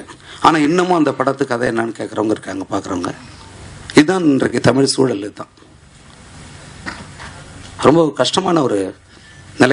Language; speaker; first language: Tamil; native; Tamil